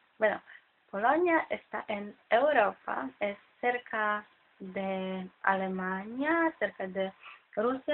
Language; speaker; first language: Spanish; non-native, fluent; Polish